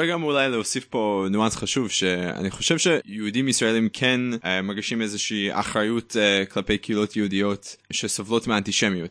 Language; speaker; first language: Hebrew; non-native, fluent; English